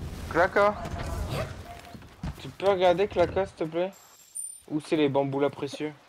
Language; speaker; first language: French; native; French